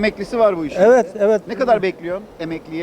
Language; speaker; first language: Turkish; native; Turkish